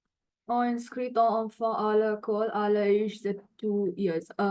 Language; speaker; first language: French; non-native, learner; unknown